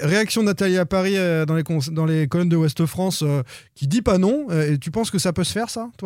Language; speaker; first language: French; native; French